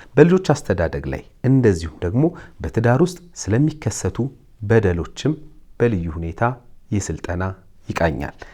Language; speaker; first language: Amharic; native; Amharic